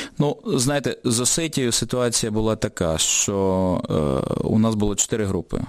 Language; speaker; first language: Ukrainian; non-native, local second language; Russian